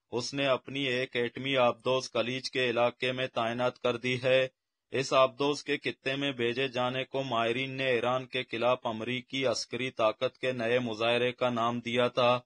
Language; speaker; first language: Urdu; non-native, local second language; Baluchi